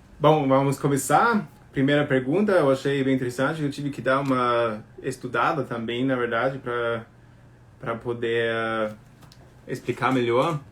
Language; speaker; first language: Portuguese; non-native, fluent; German